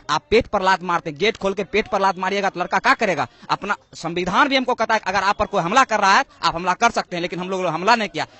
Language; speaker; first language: Hindi; native; Hindi